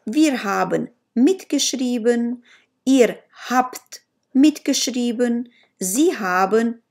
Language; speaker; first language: German; non-native, learner; Romanian